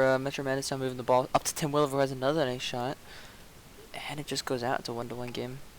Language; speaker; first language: English; native; English